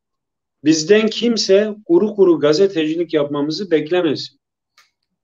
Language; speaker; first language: Turkish; non-native, local second language; Kurdish